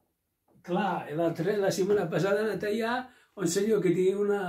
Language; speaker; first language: Catalan; non-native, local second language; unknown